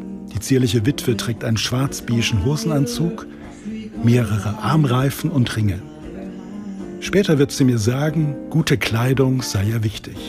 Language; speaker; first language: German; native; German